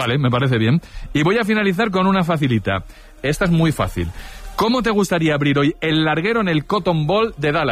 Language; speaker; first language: Spanish; native; Spanish